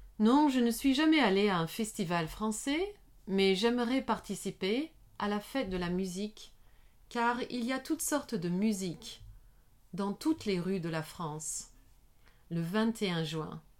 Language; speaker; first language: French; non-native, learner; English